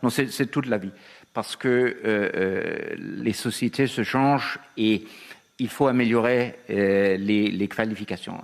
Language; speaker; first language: French; non-native, fluent; Danish